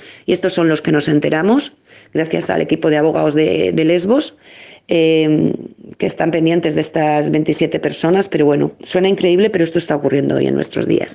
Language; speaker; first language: Spanish; native; Spanish